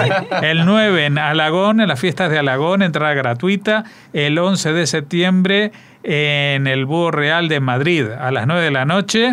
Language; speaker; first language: Spanish; native; Spanish